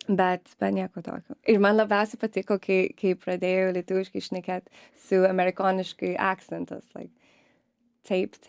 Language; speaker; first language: Lithuanian; early bilingual, other home language; English